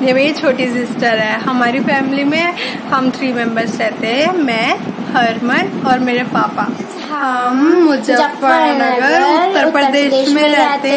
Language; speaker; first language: Hindi; native; Hindi